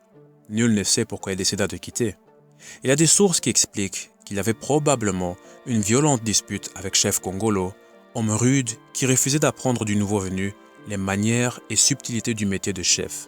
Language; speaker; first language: French; native; French